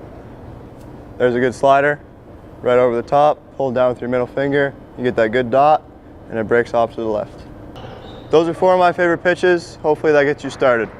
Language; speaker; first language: English; native; English